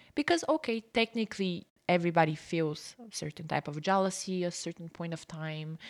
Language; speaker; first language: French; early bilingual, other home language; Bulgarian